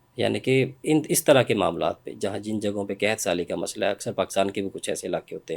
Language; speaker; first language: Urdu; native; Urdu